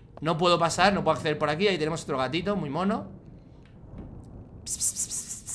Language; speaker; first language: Spanish; native; Spanish